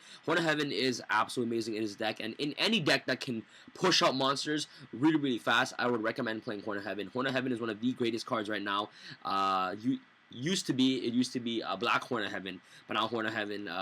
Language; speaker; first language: English; native; English